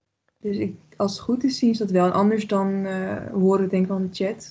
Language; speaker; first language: Dutch; native; Dutch